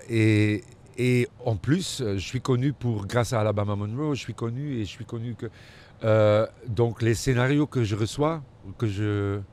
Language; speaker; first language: French; non-native, local second language; Dutch